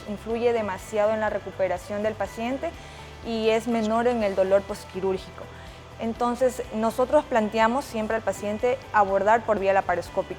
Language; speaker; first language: Spanish; native; Spanish